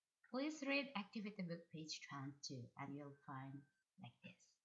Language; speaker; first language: English; non-native, fluent; Indonesian